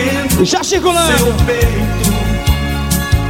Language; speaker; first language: Portuguese; native; Portuguese